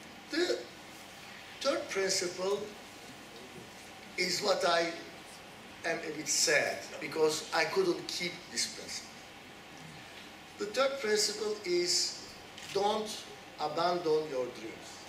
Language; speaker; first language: English; non-native, fluent; Turkish